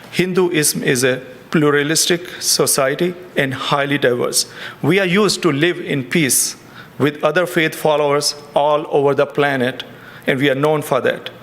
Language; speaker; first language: English; non-native, fluent; German